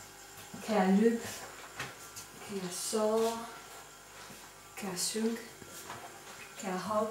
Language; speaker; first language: Danish; non-native, fluent; Romanian